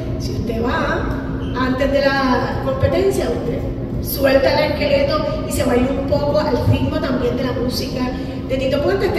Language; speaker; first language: Spanish; native; Spanish